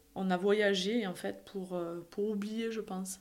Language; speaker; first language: French; native; French